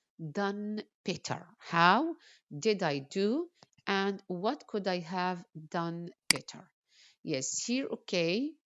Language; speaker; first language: English; non-native, fluent; Arabic